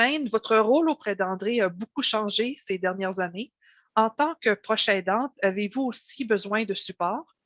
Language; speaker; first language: French; native; French